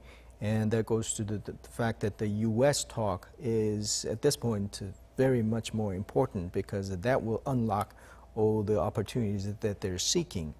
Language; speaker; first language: English; non-native, fluent; Korean